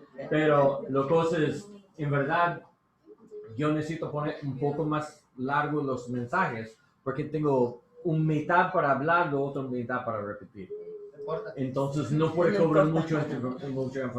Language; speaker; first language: Spanish; non-native, learner; English